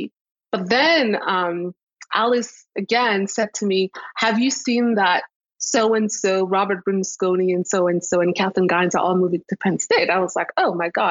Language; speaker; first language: English; non-native, local second language; Kinyarwanda